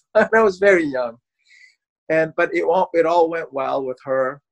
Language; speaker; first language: English; non-native, fluent; Persian